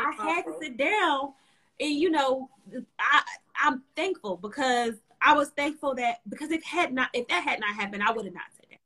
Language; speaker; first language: English; native; English